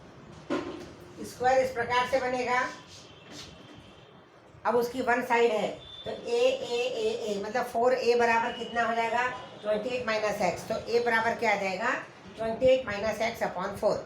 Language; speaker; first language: Hindi; native; Hindi